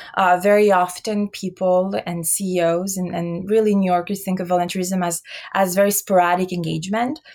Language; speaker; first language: English; early bilingual, other home language; Albanian